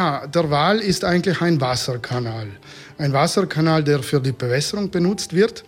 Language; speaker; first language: German; native; German